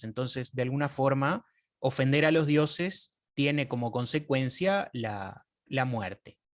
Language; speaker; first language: Spanish; native; Spanish